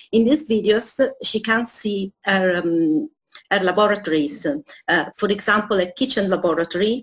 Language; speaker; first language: English; non-native, fluent; Italian